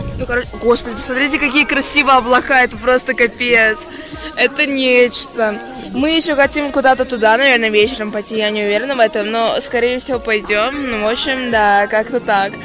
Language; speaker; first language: Russian; non-native, local second language; Azerbaijani